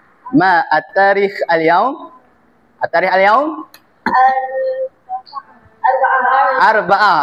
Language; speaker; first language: Arabic; non-native, learner; Malay